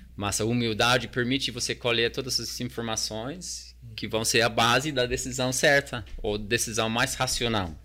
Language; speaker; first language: Portuguese; non-native, fluent; English